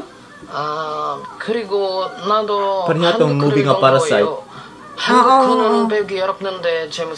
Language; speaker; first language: Korean; non-native, learner; Filipino